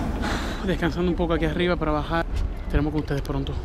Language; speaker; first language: Spanish; native; Spanish